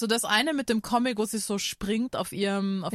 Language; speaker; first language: German; native; German